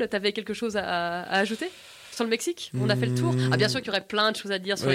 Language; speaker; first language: French; native; French